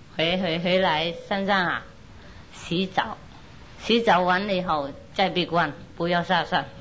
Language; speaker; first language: Chinese; non-native, fluent; Vietnamese